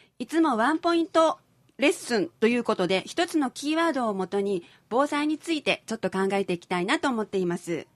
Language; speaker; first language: Japanese; native; Japanese